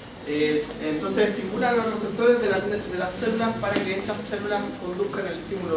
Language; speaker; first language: Spanish; native; Spanish